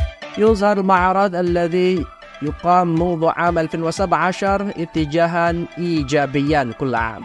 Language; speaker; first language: Arabic; non-native, fluent; Indonesian